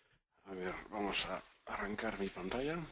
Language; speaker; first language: Spanish; non-native, fluent; Dutch